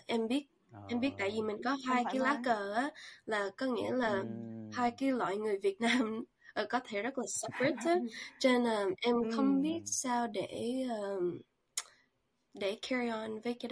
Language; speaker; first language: Vietnamese; early bilingual, heritage; Vietnamese